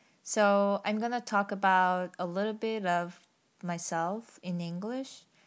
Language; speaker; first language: English; non-native, fluent; Korean